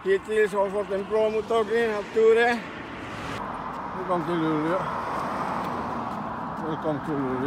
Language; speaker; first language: Swedish; non-native, learner; Spanish